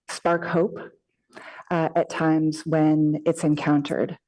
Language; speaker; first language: English; native; English